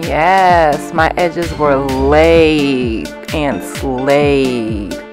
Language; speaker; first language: English; native; English